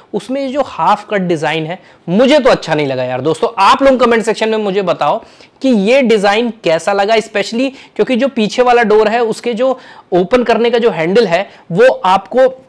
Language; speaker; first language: Hindi; native; Hindi